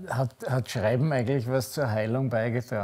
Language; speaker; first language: German; native; German